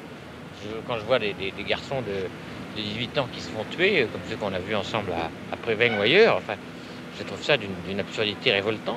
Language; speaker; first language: French; native; French